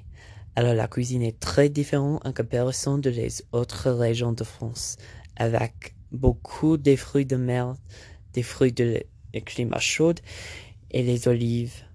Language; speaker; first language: French; non-native, learner; English